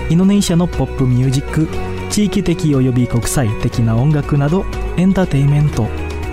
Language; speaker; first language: Japanese; non-native, fluent; Indonesian